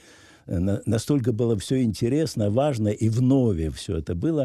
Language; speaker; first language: Russian; native; Russian